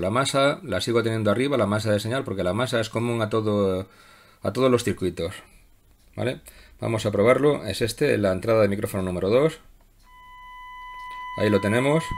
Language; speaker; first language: Spanish; native; Spanish